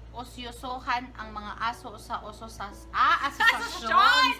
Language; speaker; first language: Filipino; non-native, local second language; Cebuano